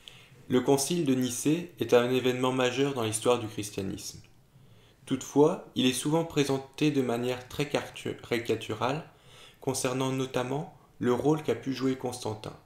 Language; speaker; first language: French; native; French